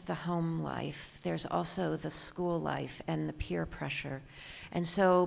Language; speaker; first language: English; native; English